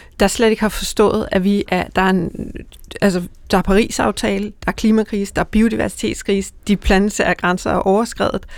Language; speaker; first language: Danish; native; Danish